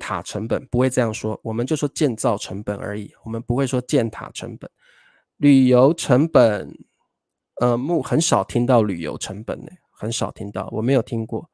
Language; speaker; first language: Chinese; native; Chinese